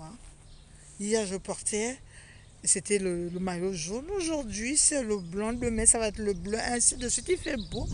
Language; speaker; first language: French; non-native, local second language; Fang